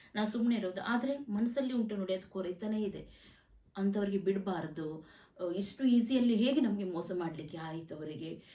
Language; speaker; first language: Kannada; native; Kannada